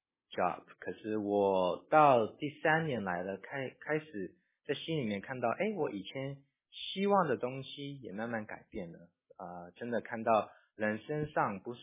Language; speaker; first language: Chinese; early bilingual, heritage; English